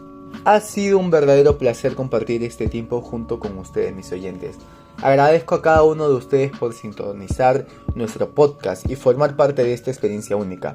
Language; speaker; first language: Spanish; native; Spanish